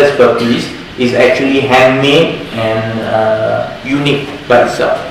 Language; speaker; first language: English; non-native, local second language; Malay